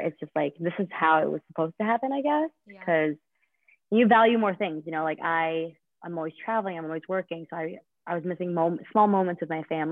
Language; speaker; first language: English; native; English